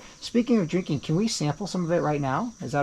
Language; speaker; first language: English; native; English